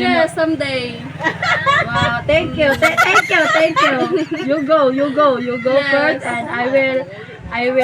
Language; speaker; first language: English; non-native, learner; Filipino